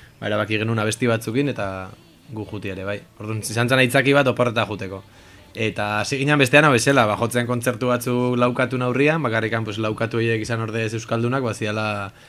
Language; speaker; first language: Basque; native; Basque